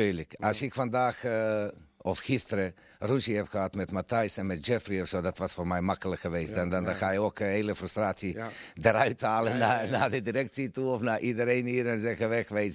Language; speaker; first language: Dutch; non-native, fluent; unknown